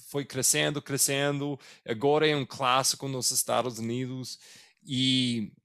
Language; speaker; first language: Portuguese; non-native, fluent; English